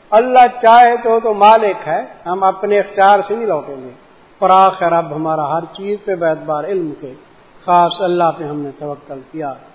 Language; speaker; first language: Urdu; non-native, local second language; Sindhi